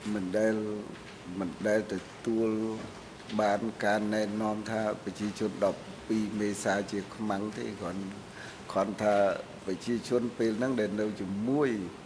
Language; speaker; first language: Khmer; native; Khmer